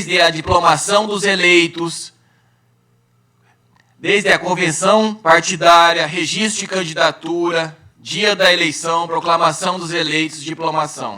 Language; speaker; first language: Portuguese; native; Portuguese